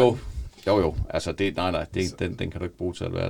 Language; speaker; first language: Danish; native; Danish